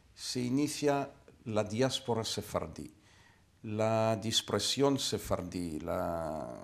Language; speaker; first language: Spanish; non-native, fluent; Hebrew